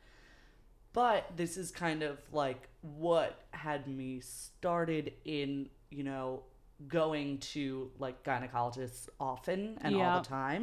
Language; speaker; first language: English; native; English